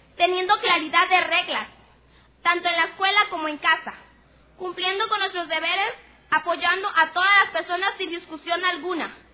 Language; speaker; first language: Spanish; non-native, local second language; Nahuatl languages